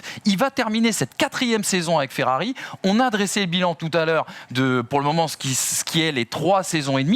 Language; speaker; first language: French; native; French